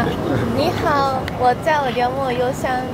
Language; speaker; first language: Chinese; early bilingual, heritage; Japanese